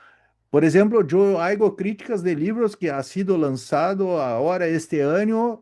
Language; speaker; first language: Spanish; non-native, learner; Portuguese